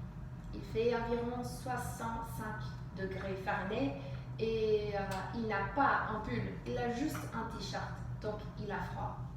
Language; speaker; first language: French; non-native, fluent; English